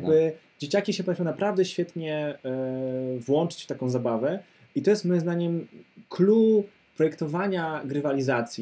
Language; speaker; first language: Polish; native; Polish